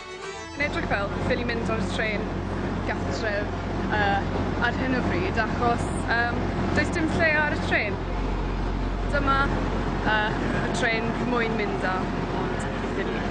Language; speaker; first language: Welsh; non-native, local second language; English